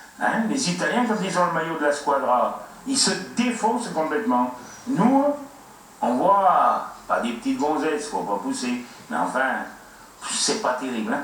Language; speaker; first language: French; native; French